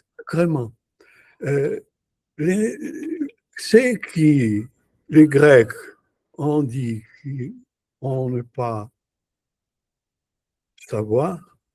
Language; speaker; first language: French; non-native, learner; Portuguese